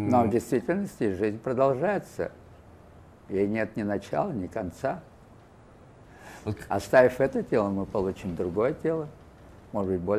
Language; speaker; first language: Russian; native; Russian